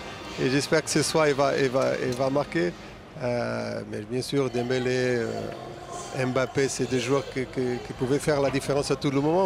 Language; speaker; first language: French; non-native, fluent; Portuguese